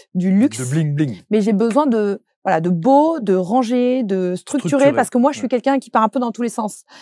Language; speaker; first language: French; native; French